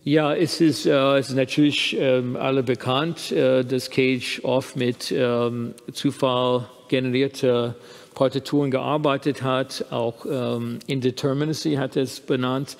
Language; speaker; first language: German; non-native, fluent; English